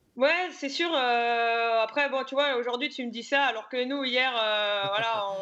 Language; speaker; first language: French; native; French